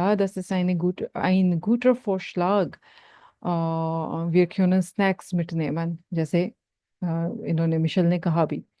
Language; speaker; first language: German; non-native, fluent; Urdu